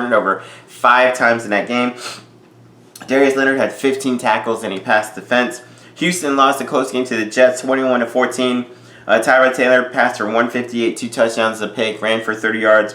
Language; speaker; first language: English; native; English